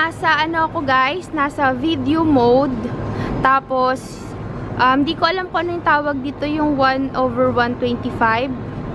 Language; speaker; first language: Filipino; native; Filipino